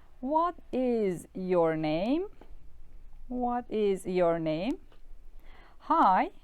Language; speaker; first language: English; non-native, learner; Turkish